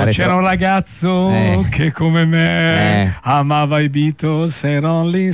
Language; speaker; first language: Italian; native; Italian